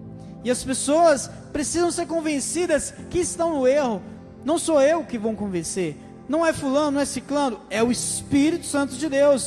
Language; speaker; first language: Portuguese; native; Portuguese